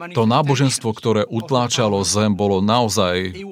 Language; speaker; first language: Slovak; non-native, fluent; Spanish